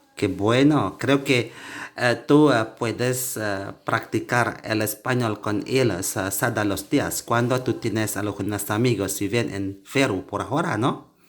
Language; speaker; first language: Spanish; non-native, learner; Indonesian